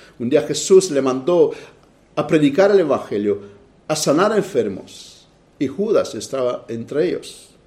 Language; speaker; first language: Spanish; non-native, fluent; Romanian